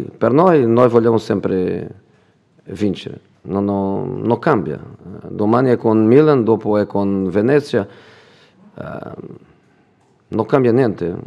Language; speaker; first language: Italian; non-native, fluent; Portuguese